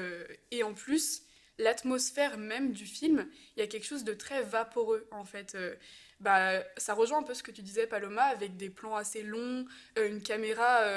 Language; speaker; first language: French; native; French